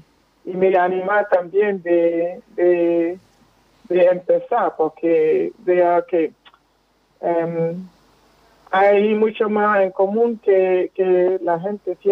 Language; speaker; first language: Spanish; non-native, fluent; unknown